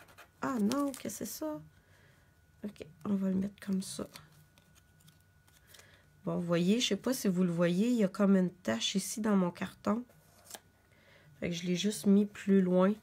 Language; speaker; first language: French; native; French